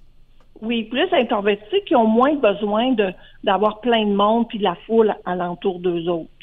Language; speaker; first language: French; native; French